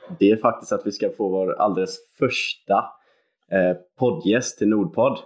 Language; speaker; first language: Swedish; native; Swedish